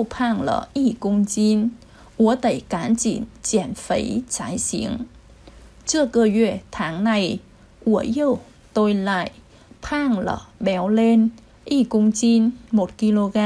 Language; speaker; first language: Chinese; non-native, fluent; Vietnamese